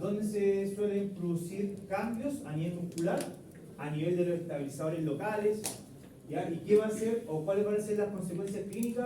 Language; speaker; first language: Spanish; native; Spanish